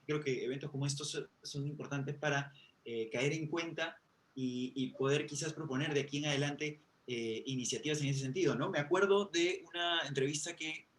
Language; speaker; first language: Spanish; native; Spanish